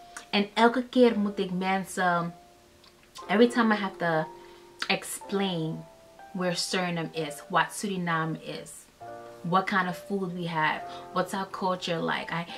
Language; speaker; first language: English; early bilingual, other home language; Dutch